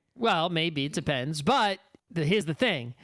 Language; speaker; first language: English; native; English